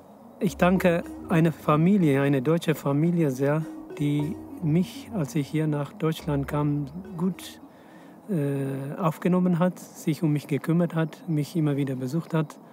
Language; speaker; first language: German; non-native, fluent; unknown